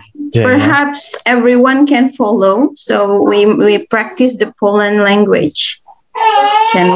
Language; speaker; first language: English; non-native, fluent; Indonesian